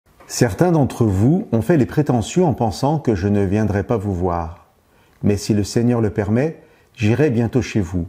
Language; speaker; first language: French; native; French